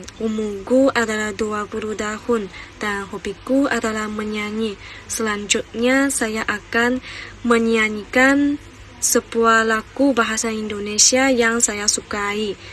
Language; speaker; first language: Indonesian; non-native, learner; Chinese